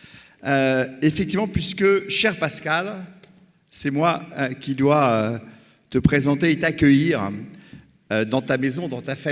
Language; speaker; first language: French; native; French